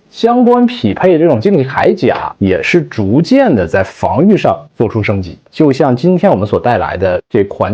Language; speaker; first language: Chinese; native; Chinese